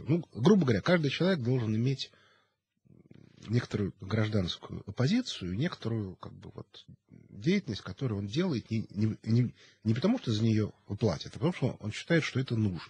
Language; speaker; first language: Russian; native; Russian